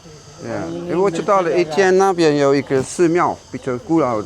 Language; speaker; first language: Chinese; non-native, learner; Dutch